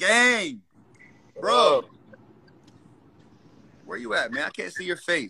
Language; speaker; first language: English; native; English